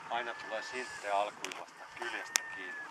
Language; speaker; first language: Finnish; native; Finnish